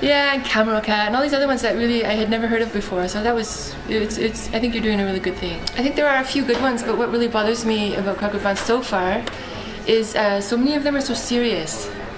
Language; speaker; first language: English; native; English